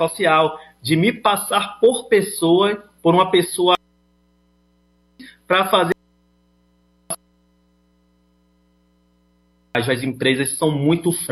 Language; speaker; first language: Portuguese; native; Portuguese